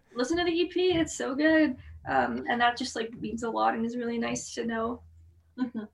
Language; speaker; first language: English; native; English